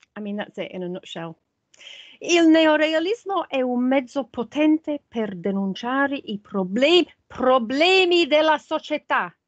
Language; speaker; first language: Italian; non-native, fluent; English